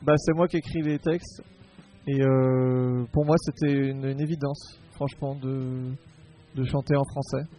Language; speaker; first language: French; native; French